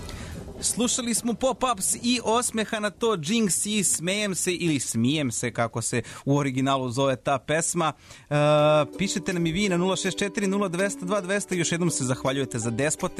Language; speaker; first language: Serbian; native; Serbian